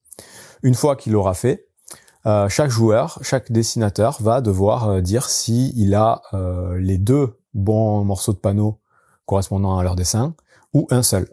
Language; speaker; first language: French; native; French